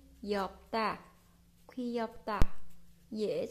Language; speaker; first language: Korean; non-native, fluent; Vietnamese